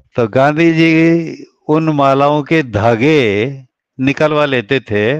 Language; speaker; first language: Hindi; native; Hindi